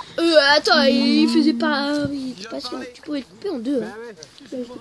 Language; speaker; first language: French; native; French